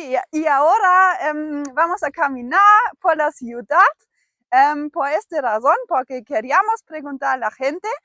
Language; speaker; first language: Spanish; non-native, learner; German